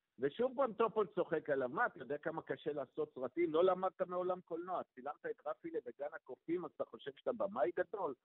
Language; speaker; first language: Hebrew; native; Hebrew